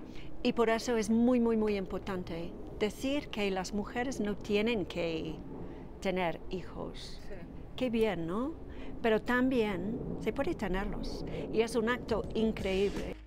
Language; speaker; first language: Spanish; non-native, fluent; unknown